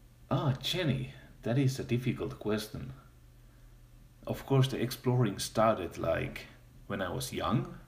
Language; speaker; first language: English; non-native, fluent; Finnish